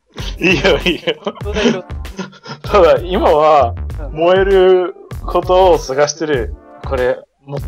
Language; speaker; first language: Japanese; non-native, fluent; English